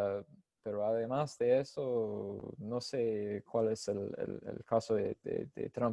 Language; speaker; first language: Spanish; non-native, fluent; English